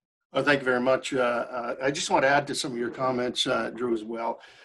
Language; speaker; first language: English; early bilingual, other home language; French